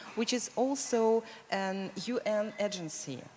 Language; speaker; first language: English; non-native, fluent; Russian